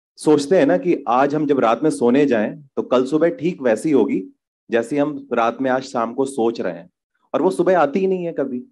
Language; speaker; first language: Hindi; native; Hindi